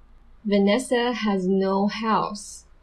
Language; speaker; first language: English; non-native, local second language; Filipino